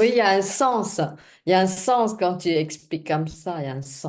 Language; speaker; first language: French; non-native, fluent; Chinese